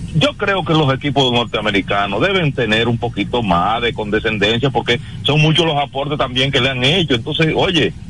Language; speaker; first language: Spanish; native; Spanish